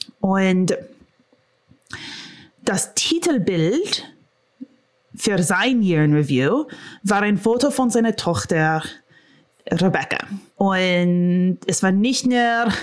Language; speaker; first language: German; non-native, fluent; English